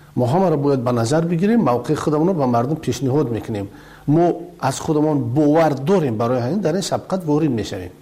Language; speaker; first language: Persian; native; Persian